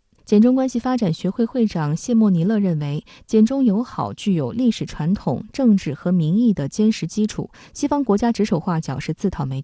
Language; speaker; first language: Chinese; native; Chinese